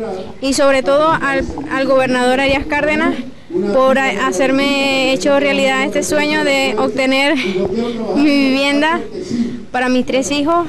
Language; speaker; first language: Spanish; native; Spanish